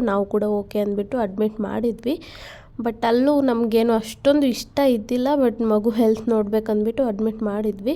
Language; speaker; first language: Kannada; native; Kannada